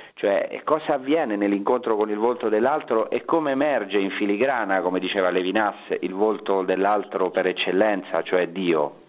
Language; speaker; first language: Italian; native; Italian